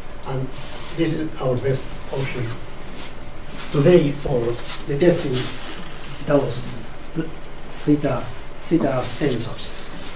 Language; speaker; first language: English; non-native, fluent; Spanish